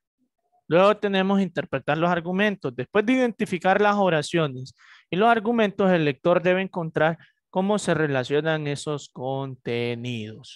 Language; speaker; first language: Spanish; native; Spanish